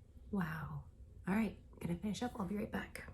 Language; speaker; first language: English; native; English